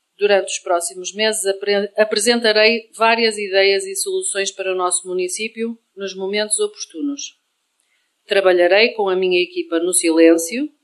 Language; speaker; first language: Portuguese; native; Portuguese